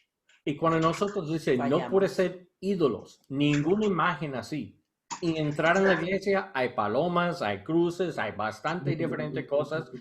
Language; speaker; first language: Spanish; non-native, learner; English